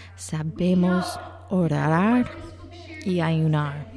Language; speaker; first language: Spanish; non-native, learner; English